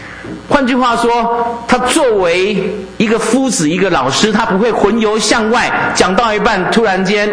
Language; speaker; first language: Chinese; native; Chinese